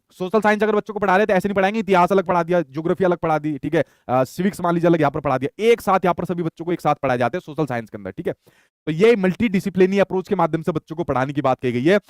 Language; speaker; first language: Hindi; native; Hindi